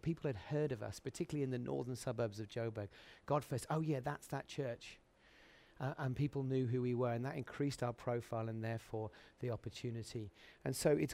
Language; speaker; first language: English; native; English